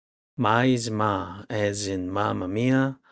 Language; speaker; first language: English; non-native, fluent; Korean